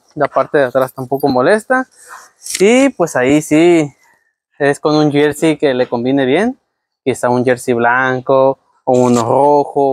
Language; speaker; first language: Spanish; native; Spanish